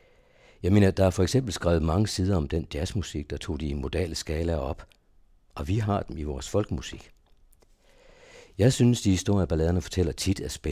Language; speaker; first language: Danish; native; Danish